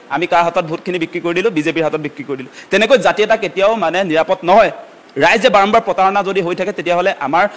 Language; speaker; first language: Assamese; native; Assamese